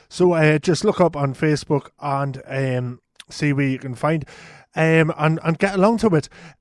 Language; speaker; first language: English; native; English